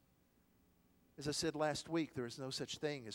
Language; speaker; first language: English; native; English